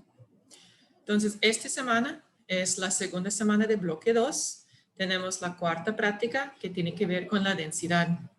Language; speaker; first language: Spanish; non-native, fluent; English